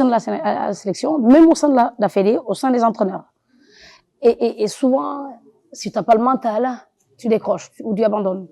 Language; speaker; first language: French; non-native, local second language; Wolof